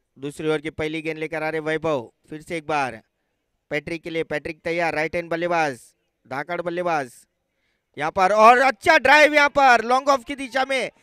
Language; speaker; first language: Hindi; non-native, local second language; Marathi